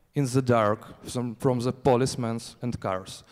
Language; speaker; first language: English; non-native, learner; Russian